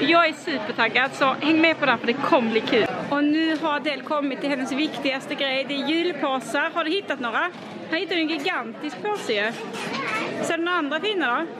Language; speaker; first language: Swedish; native; Swedish